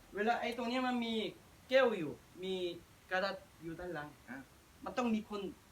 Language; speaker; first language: Thai; non-native, fluent; Korean